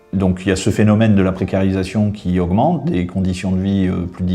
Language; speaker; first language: French; native; French